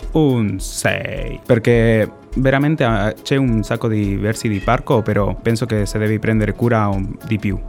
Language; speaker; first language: Italian; non-native, learner; Spanish